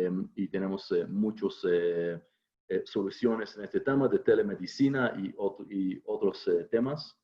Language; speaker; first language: Spanish; non-native, fluent; Hebrew